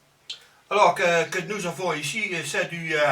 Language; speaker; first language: French; non-native, learner; Dutch